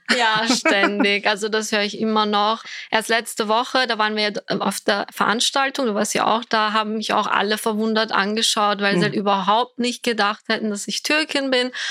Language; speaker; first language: German; early bilingual, other home language; Turkish